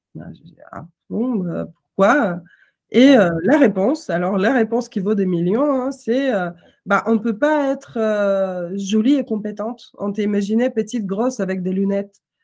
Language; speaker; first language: French; non-native, fluent; Russian